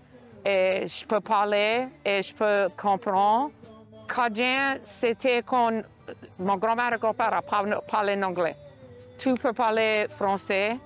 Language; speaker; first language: French; non-native, local second language; English